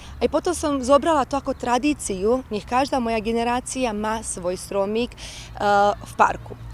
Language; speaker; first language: Slovak; early bilingual, heritage; Slovak